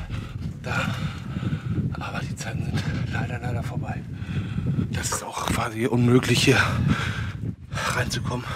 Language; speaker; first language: German; native; German